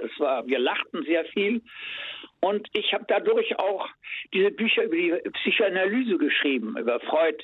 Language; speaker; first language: German; native; German